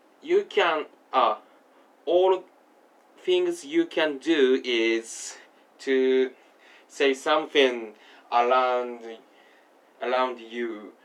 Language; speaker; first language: English; non-native, learner; Japanese